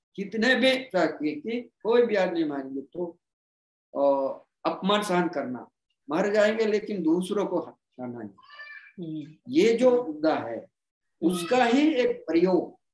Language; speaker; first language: Hindi; non-native, local second language; Gondi